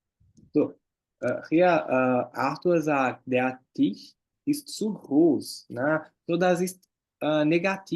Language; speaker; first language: German; non-native, fluent; Portuguese